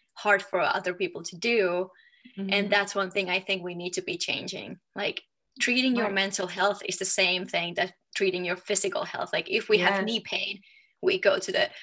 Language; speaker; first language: English; non-native, fluent; Finnish